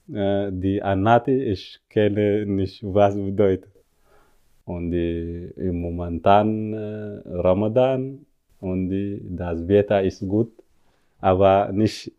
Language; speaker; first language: German; non-native, learner; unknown